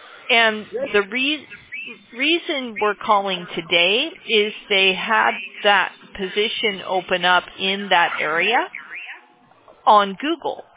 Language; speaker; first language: English; native; English